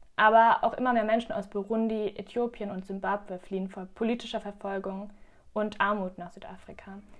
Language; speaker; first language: German; native; German